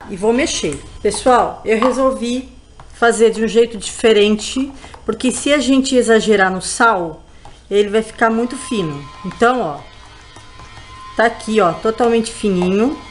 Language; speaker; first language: Portuguese; native; Portuguese